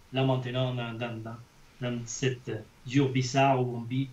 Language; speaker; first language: French; non-native, fluent; Spanish